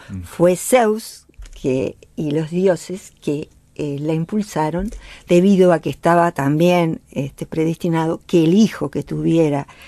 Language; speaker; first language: Spanish; native; Spanish